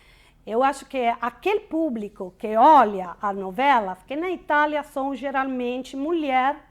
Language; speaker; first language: Portuguese; non-native, fluent; Italian